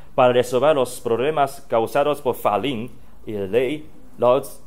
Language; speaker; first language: Spanish; non-native, fluent; Chinese